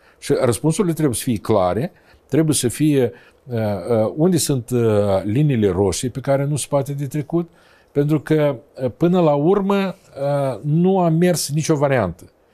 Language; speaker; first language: Romanian; native; Romanian